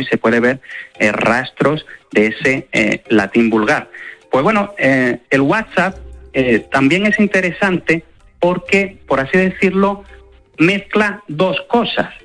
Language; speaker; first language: Spanish; native; Spanish